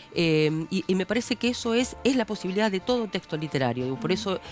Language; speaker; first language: Spanish; native; Spanish